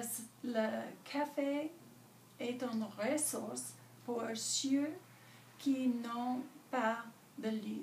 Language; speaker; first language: French; non-native, learner; English